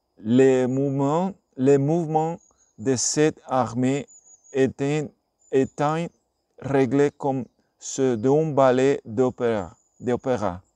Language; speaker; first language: French; non-native, learner; Spanish